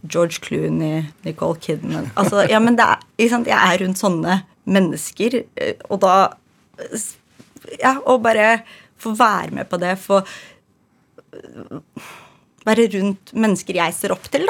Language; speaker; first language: Norwegian; early bilingual, other home language; Ukrainian